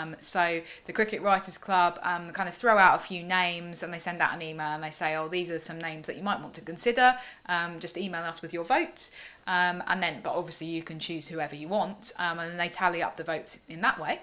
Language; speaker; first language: English; native; English